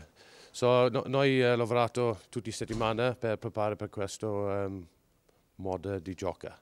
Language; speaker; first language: Italian; non-native, learner; English